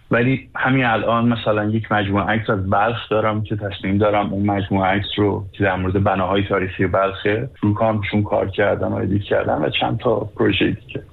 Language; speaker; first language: Persian; native; Persian